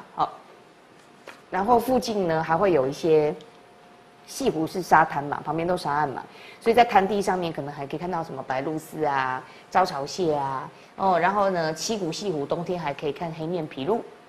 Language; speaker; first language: Chinese; native; Chinese